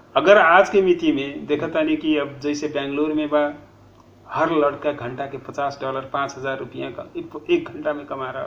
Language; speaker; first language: Bhojpuri; non-native, local second language; Nepali